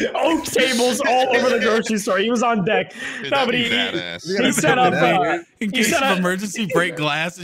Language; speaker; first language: English; native; English